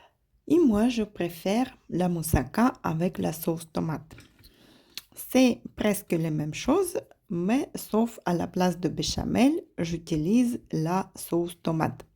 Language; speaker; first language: French; non-native, fluent; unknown